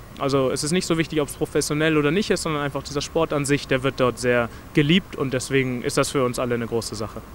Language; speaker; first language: German; native; German